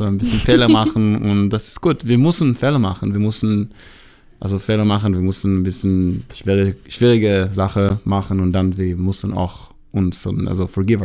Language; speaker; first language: German; non-native, learner; Hebrew